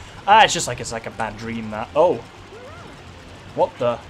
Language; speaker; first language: English; native; English